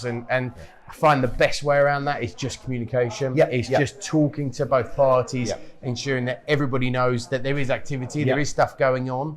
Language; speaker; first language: English; native; English